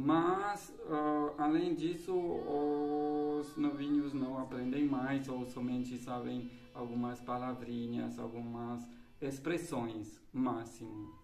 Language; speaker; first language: Portuguese; non-native, fluent; Romanian